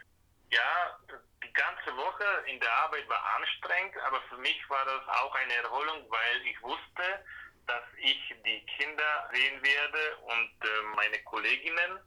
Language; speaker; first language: German; non-native, fluent; Slovak